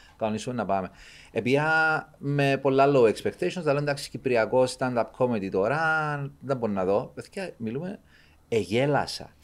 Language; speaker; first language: Greek; native; Greek